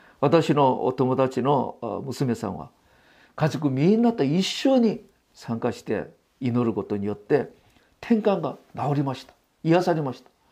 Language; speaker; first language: Japanese; non-native, fluent; Korean